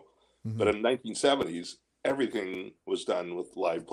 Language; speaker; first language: English; native; English